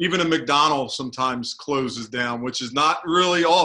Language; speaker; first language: English; native; English